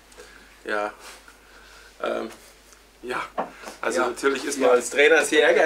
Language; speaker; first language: German; native; German